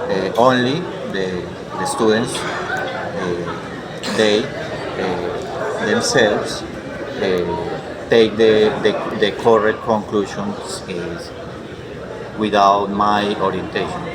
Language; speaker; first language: English; non-native, learner; Spanish